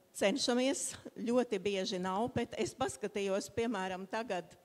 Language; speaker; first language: Latvian; native; Latvian